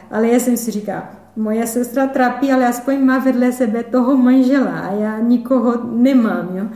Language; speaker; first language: Czech; non-native, fluent; Portuguese